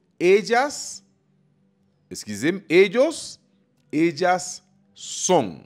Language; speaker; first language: Spanish; non-native, fluent; Haitian Creole